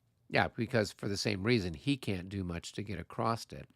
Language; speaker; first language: English; native; English